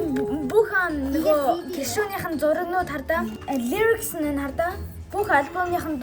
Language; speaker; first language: Mongolian; early bilingual, heritage; Mongolian